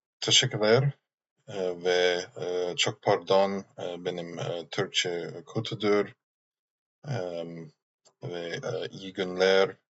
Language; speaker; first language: Turkish; non-native, learner; English